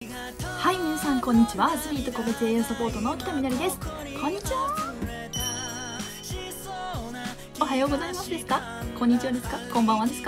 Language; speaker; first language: Japanese; native; Japanese